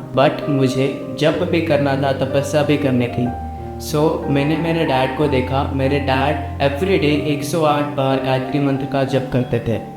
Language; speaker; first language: Hindi; native; Hindi